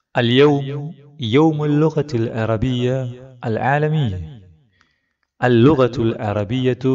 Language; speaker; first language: Arabic; non-native, fluent; Malayalam